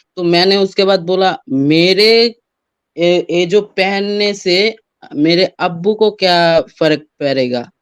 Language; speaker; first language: Hindi; non-native, fluent; Bangla